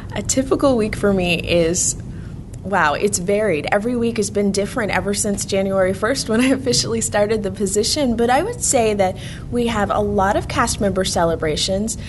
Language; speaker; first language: English; native; English